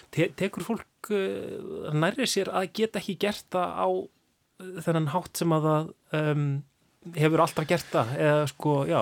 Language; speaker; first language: Icelandic; native; Icelandic